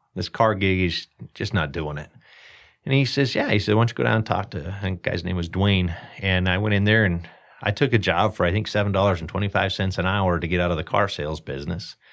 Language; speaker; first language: English; native; English